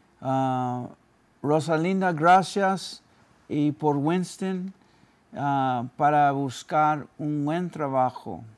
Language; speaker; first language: Spanish; early bilingual, heritage; Spanish